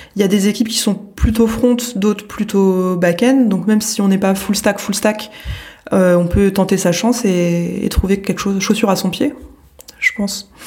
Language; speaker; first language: French; native; French